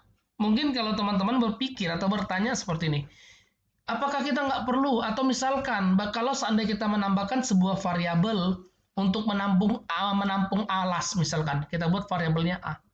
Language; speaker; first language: Indonesian; native; Indonesian